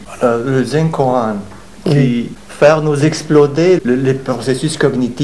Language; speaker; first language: French; non-native, fluent; Romanian